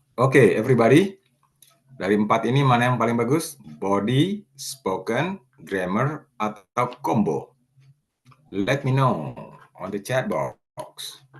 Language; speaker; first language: Indonesian; native; Indonesian